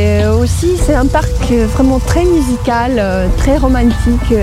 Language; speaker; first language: French; native; French